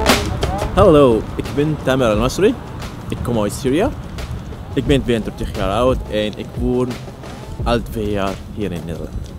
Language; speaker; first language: Dutch; non-native, learner; Arabic